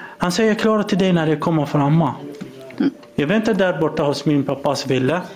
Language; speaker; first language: Swedish; non-native, learner; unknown